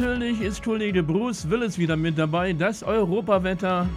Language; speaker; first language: German; native; German